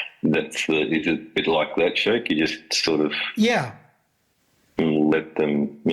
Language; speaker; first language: English; native; English